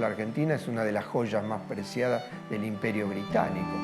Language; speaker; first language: Spanish; native; Spanish